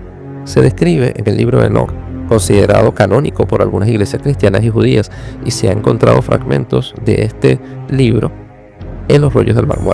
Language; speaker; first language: Spanish; native; Spanish